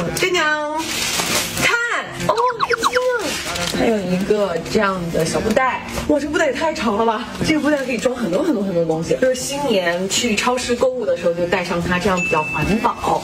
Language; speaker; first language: Chinese; native; Chinese